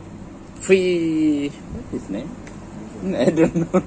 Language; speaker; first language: English; non-native, learner; Indonesian